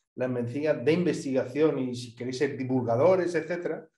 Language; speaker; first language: Spanish; native; Spanish